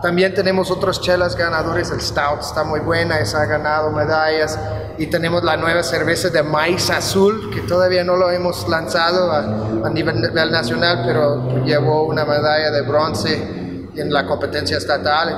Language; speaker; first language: Spanish; non-native, fluent; English